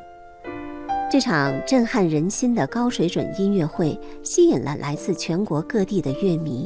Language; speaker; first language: Chinese; native; Chinese